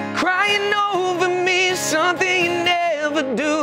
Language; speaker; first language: English; native; English